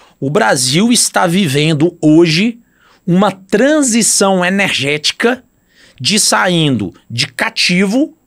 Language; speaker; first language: Portuguese; native; Portuguese